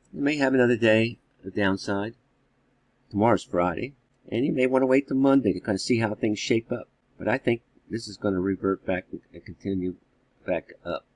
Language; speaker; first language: English; native; English